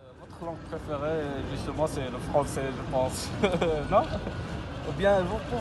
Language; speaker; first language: French; non-native, local second language; Arabic